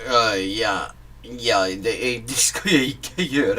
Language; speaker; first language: Swedish; non-native, learner; English